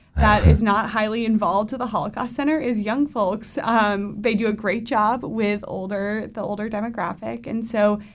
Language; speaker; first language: English; native; English